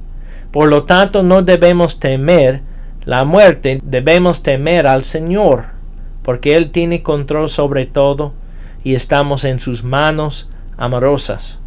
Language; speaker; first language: Spanish; non-native, fluent; English